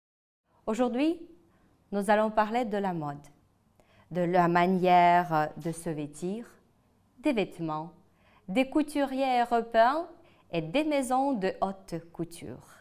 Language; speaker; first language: French; non-native, fluent; Ukrainian